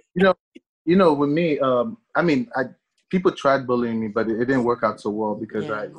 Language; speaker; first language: English; early bilingual, other home language; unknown